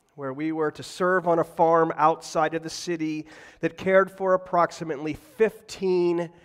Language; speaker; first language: English; native; English